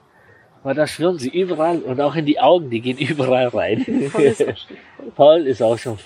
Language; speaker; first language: German; native; German